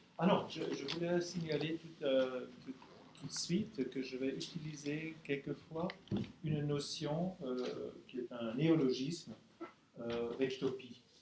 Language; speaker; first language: French; non-native, fluent; German